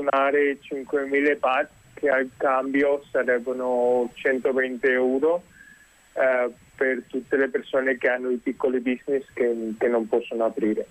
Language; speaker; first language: Italian; non-native, fluent; Spanish